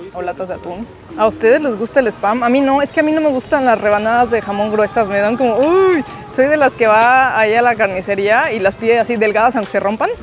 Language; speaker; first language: Spanish; native; Spanish